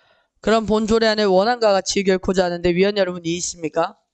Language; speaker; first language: Korean; native; Korean